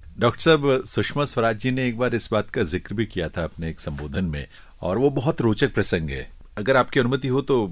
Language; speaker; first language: Hindi; native; Hindi